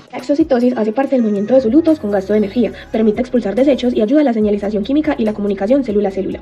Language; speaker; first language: Spanish; native; Spanish